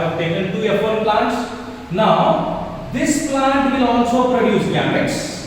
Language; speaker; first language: English; non-native, local second language; Hindi